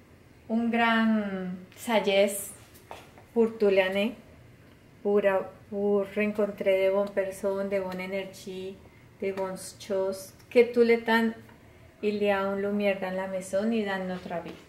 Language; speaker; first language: French; non-native, learner; Spanish